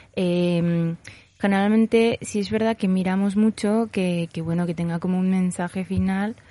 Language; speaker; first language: Spanish; native; Spanish